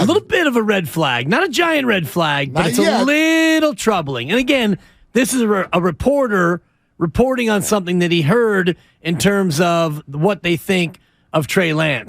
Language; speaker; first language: English; native; English